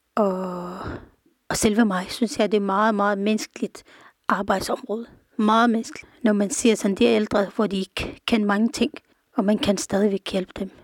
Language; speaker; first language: Danish; non-native, fluent; Arabic